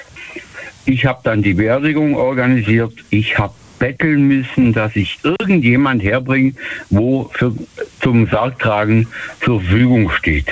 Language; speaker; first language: German; native; German